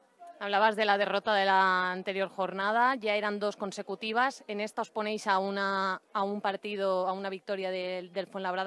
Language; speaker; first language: Spanish; native; Spanish